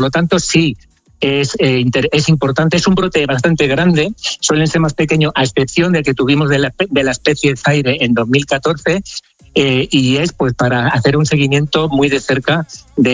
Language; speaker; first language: Spanish; native; Spanish